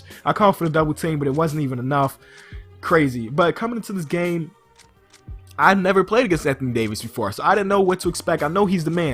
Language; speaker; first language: English; native; English